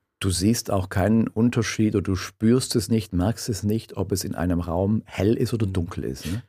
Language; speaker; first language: German; native; German